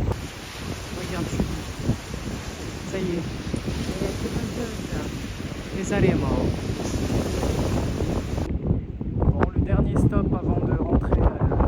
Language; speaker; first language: French; native; French